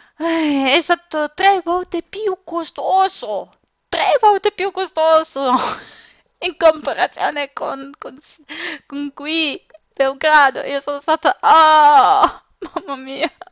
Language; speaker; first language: Italian; non-native, fluent; Serbian